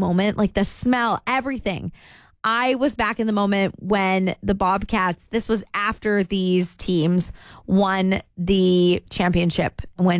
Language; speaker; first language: English; native; English